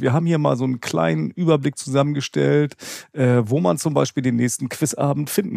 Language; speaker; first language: German; native; German